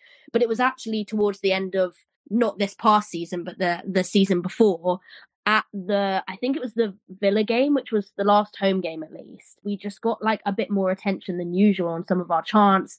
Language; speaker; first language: English; native; English